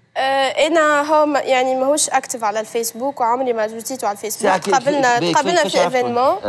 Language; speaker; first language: Arabic; native; Arabic